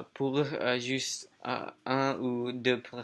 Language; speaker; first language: French; non-native, learner; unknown